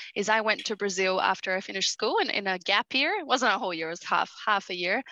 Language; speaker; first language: English; early bilingual, other home language; Portuguese